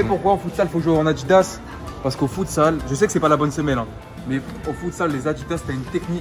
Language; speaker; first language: French; native; French